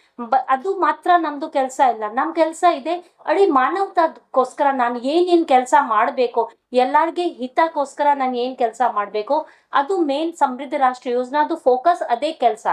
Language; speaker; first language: Kannada; non-native, local second language; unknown